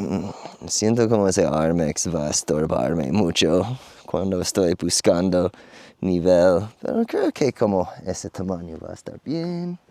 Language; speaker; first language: Spanish; non-native, fluent; English